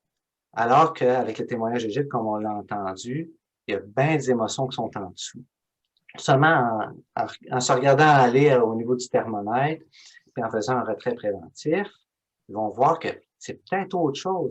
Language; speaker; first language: French; native; French